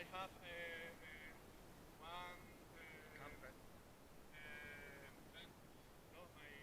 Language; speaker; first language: English; non-native, learner; Spanish